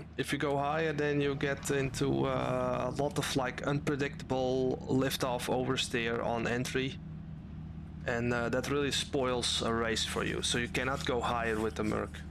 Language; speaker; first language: English; non-native, fluent; Dutch